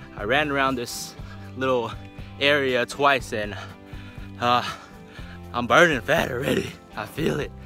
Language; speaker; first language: English; native; English